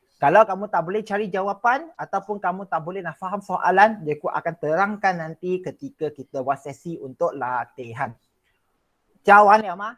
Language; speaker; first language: Malay; non-native, local second language; Chinese